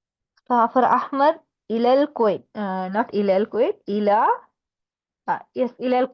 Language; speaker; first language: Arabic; non-native, fluent; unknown